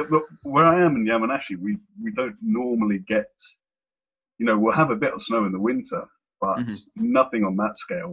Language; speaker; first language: English; native; English